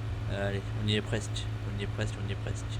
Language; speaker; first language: French; native; French